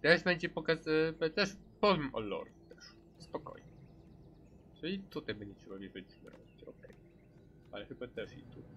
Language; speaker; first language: Polish; native; Polish